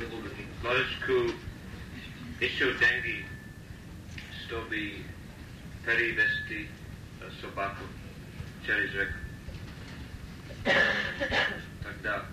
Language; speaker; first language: Russian; non-native, learner; English